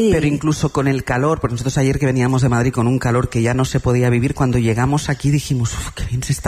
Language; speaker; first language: Spanish; native; Spanish